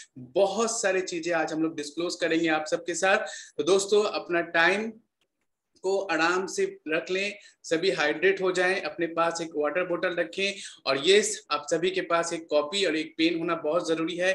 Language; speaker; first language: Hindi; native; Hindi